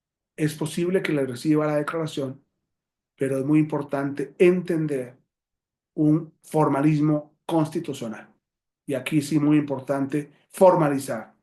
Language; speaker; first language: Spanish; native; Spanish